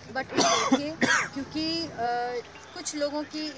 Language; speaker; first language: Hindi; native; Hindi